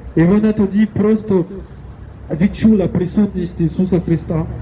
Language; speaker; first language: Ukrainian; non-native, fluent; French